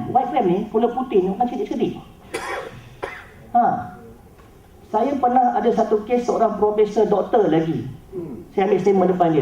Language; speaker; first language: Malay; native; Malay